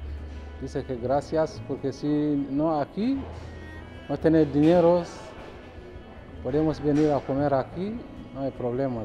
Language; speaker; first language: Spanish; non-native, learner; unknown